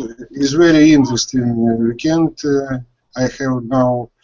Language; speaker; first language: English; non-native, learner; Russian